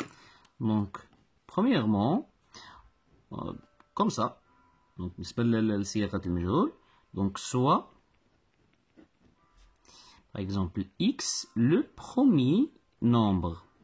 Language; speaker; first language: French; non-native, local second language; Arabic